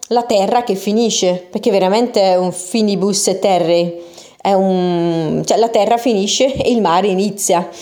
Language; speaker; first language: Italian; non-native, fluent; Dutch